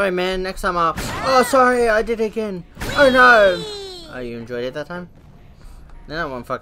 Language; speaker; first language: English; native; English